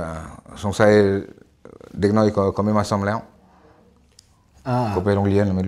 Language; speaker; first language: Thai; non-native, fluent; French